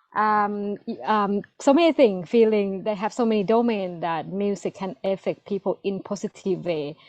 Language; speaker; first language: English; non-native, learner; Thai